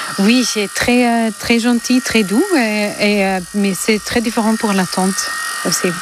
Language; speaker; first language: French; non-native, fluent; German